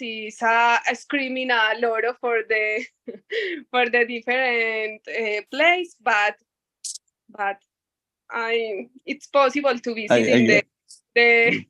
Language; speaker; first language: English; non-native, learner; Spanish